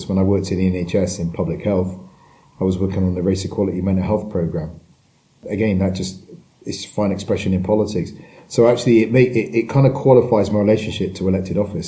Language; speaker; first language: English; native; English